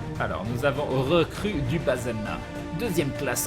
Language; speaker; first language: French; native; French